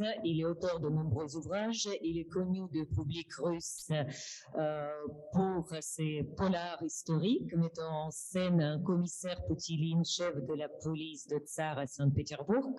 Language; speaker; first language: French; non-native, fluent; Russian